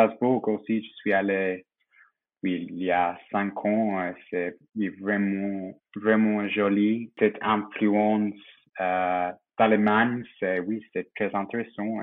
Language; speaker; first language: French; non-native, fluent; English